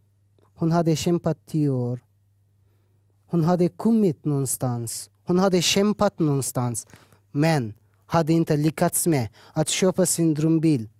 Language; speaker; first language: Swedish; early bilingual, other home language; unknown